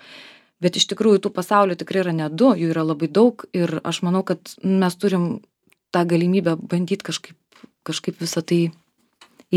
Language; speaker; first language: Lithuanian; native; Lithuanian